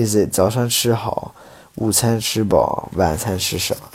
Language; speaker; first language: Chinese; non-native, fluent; English